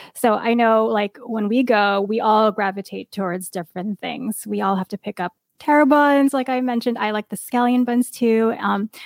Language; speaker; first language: English; native; English